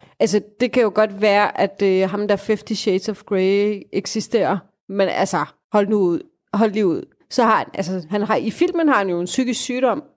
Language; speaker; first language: Danish; early bilingual, other home language; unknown